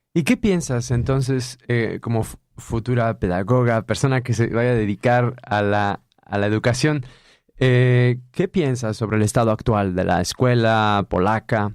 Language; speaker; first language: Spanish; native; Spanish